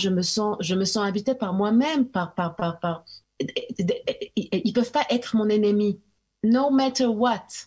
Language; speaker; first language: French; early bilingual, heritage; French